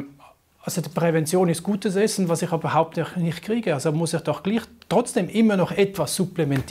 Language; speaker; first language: German; native; German